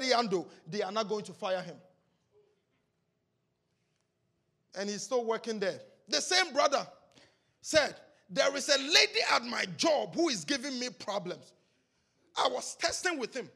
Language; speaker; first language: English; non-native, local second language; Akan